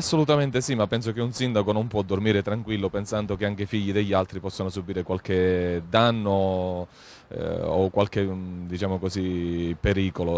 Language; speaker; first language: Italian; native; Italian